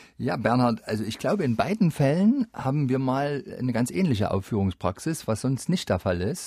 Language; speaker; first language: German; native; German